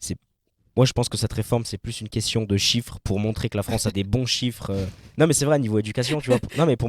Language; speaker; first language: French; native; French